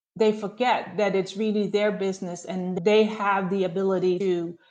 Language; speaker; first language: English; non-native, fluent; Danish